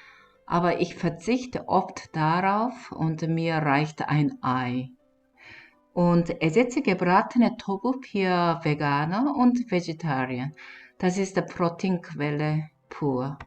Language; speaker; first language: German; non-native, fluent; Korean